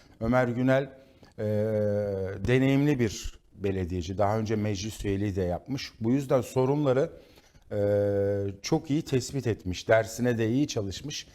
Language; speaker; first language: Turkish; native; Turkish